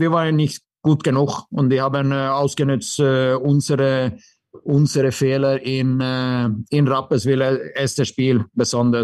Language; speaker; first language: German; non-native, fluent; Swedish